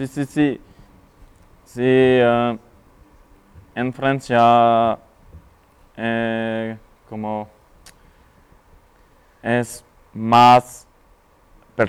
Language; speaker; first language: Spanish; non-native, learner; French